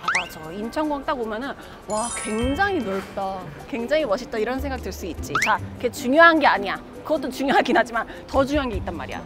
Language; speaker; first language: Korean; native; Korean